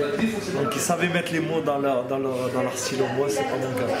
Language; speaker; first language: French; native; French